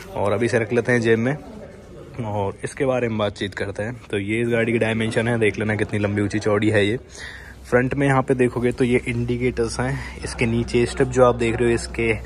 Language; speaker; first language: Hindi; native; Hindi